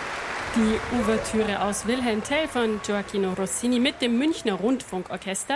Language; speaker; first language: German; native; German